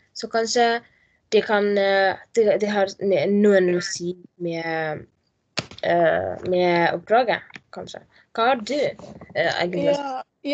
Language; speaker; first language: Norwegian; non-native, learner; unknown